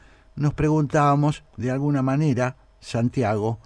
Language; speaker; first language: Spanish; native; Spanish